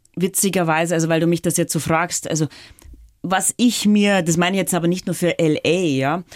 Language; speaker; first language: German; native; German